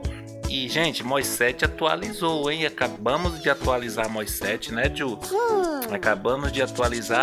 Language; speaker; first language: Portuguese; native; Portuguese